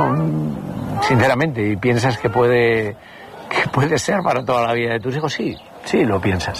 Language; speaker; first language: Spanish; native; Spanish